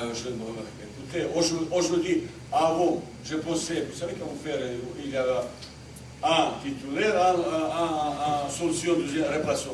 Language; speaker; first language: French; non-native, learner; Bosnian